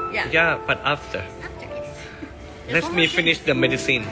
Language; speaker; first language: English; non-native, learner; Thai